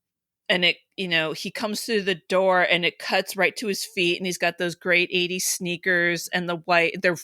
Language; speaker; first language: English; native; English